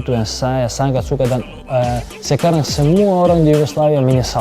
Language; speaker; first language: Indonesian; non-native, fluent; Serbian